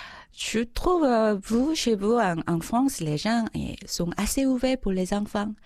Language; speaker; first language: French; non-native, fluent; Korean